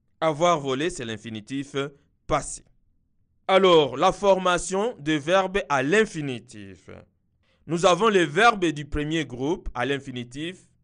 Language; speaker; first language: French; non-native, local second language; Kinyarwanda